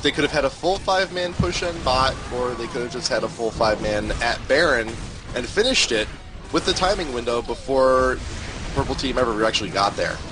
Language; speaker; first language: English; native; English